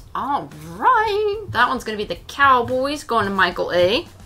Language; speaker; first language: English; native; English